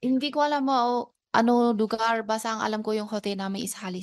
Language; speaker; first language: Filipino; non-native, learner; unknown